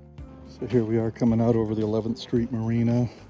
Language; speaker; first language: English; native; English